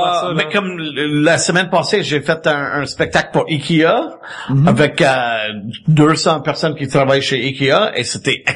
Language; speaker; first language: French; non-native, fluent; English